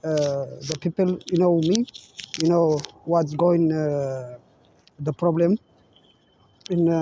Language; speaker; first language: English; non-native, learner; Tigrinya